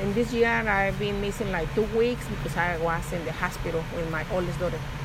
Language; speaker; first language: English; non-native, learner; Spanish